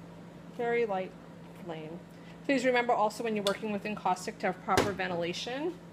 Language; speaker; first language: English; native; English